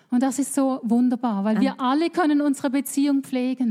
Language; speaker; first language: German; native; German